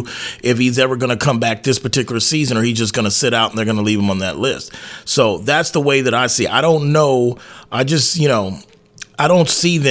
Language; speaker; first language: English; native; English